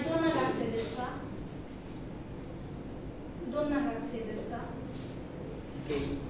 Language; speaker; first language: Japanese; non-native, fluent; Bangla